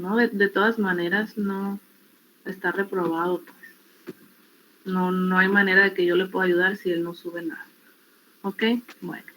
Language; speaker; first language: Spanish; native; Spanish